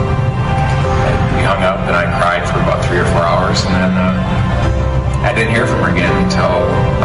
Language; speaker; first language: English; native; English